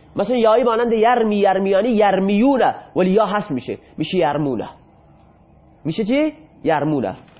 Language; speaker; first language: Persian; non-native, local second language; Baluchi